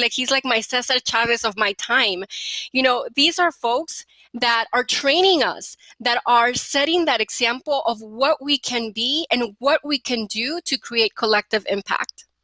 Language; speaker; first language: English; early bilingual, other home language; Spanish